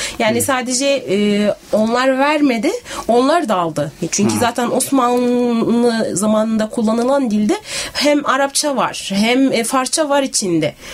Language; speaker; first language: Turkish; native; Turkish